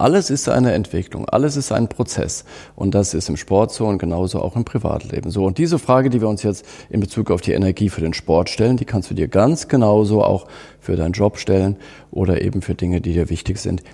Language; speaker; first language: German; native; German